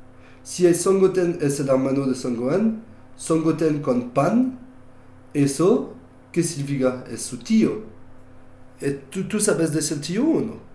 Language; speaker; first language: Spanish; non-native, learner; French